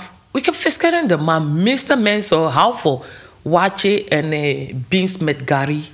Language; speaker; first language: Dutch; non-native, learner; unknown